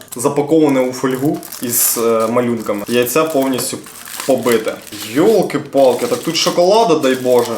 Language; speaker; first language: Ukrainian; non-native, local second language; Russian